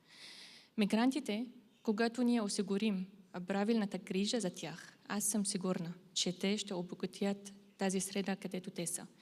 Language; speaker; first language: Bulgarian; non-native, fluent; Arabic